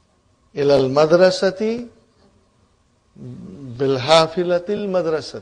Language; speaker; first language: Arabic; non-native, fluent; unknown